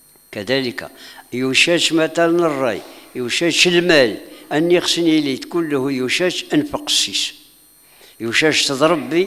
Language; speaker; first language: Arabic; non-native, local second language; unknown